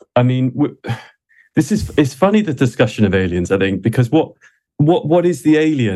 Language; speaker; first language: English; native; English